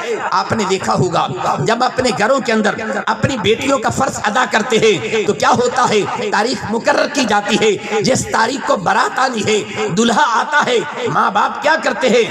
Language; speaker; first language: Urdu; non-native, local second language; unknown